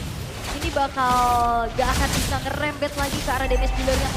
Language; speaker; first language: Indonesian; native; Indonesian